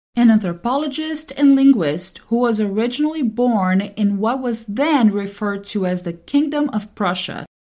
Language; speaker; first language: English; non-native, fluent; Portuguese